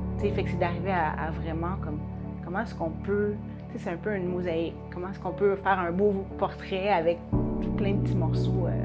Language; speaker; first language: French; native; French